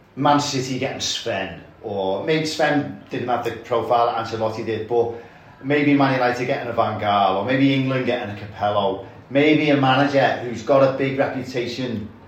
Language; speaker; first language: English; native; English